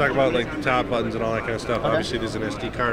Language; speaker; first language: English; native; English